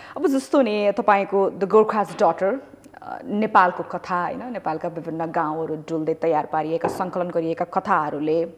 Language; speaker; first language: Nepali; native; Nepali